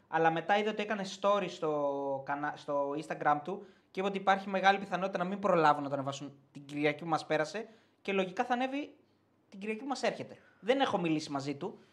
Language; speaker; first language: Greek; native; Greek